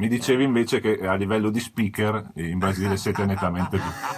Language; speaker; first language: Italian; native; Italian